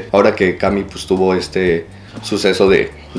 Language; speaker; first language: Spanish; native; Spanish